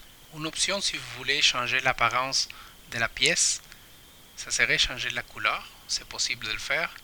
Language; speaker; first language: French; non-native, fluent; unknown